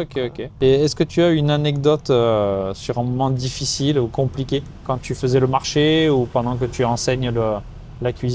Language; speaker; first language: French; native; French